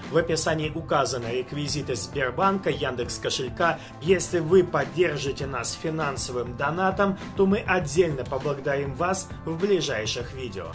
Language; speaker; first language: Russian; native; Russian